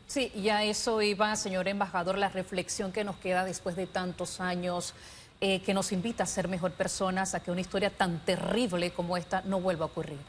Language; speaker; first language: Spanish; native; Spanish